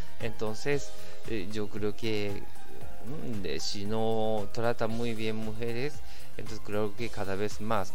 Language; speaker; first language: Spanish; non-native, learner; Japanese